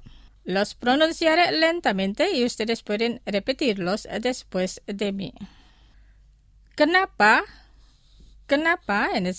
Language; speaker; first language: Spanish; non-native, fluent; Indonesian